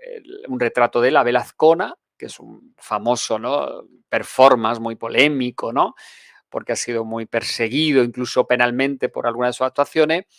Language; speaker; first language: Spanish; native; Spanish